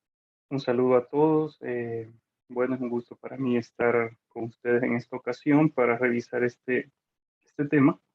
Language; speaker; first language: Spanish; native; Spanish